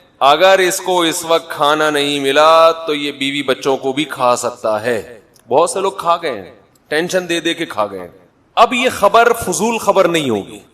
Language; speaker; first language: Urdu; native; Urdu